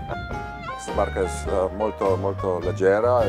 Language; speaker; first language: Italian; non-native, learner; English